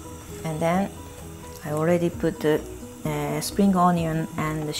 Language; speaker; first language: English; non-native, learner; Japanese